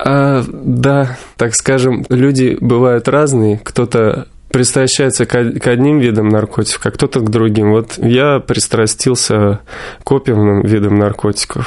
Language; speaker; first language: Russian; native; Russian